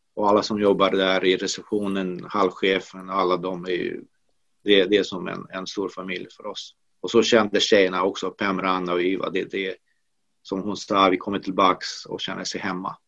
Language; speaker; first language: Swedish; non-native, fluent; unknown